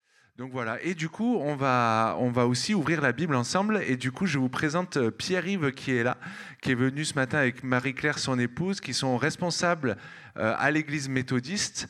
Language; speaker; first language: French; native; French